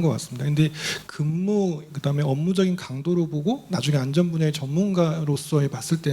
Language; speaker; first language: Korean; native; Korean